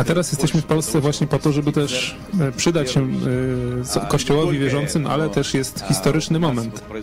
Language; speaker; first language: Polish; non-native, learner; Russian